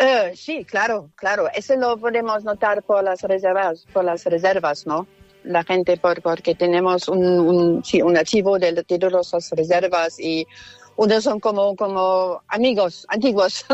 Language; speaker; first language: Spanish; non-native, fluent; German